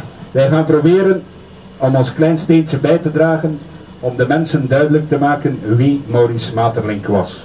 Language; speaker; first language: Dutch; native; Dutch